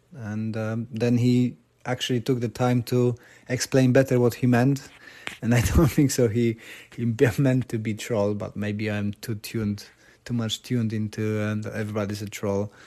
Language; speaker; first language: English; non-native, fluent; Polish